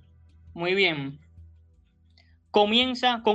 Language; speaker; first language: Spanish; native; Spanish